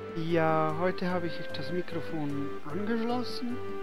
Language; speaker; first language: German; native; German